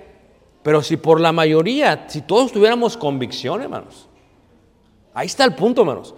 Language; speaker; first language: Spanish; native; Spanish